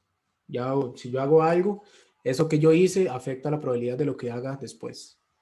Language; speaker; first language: Spanish; native; Spanish